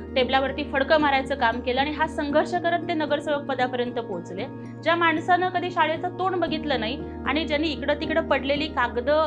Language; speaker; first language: Marathi; non-native, local second language; Telugu